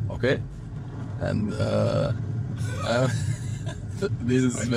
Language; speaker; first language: English; non-native, fluent; Arabic